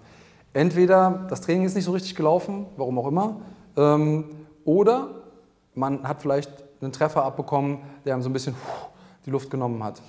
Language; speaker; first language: German; native; German